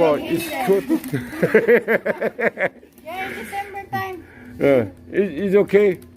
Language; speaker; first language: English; non-native, learner; Korean